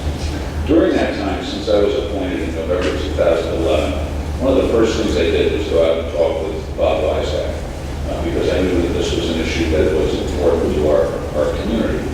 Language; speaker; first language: English; native; English